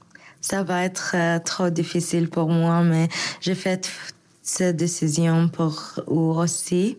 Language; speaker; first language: French; non-native, learner; Arabic